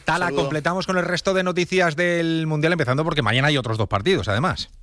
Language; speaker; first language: Spanish; native; Spanish